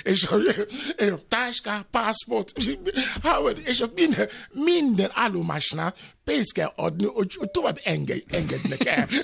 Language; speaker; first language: Hungarian; non-native, fluent; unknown